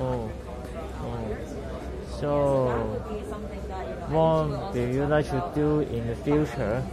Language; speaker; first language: English; non-native, learner; Cantonese